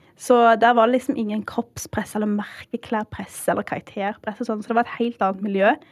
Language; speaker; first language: Norwegian; early bilingual, heritage; Norwegian